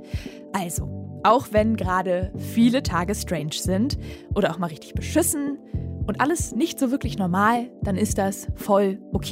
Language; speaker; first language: German; native; German